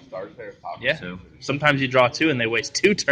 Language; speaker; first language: English; native; English